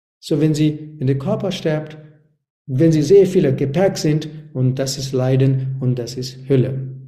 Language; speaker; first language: German; non-native, learner; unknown